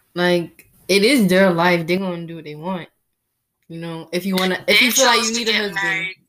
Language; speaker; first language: English; native; English